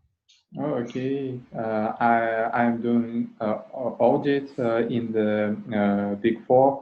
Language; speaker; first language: English; non-native, learner; Russian